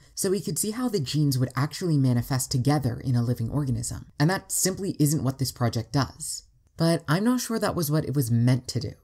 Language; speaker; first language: English; native; English